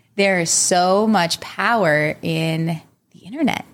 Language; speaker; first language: English; native; English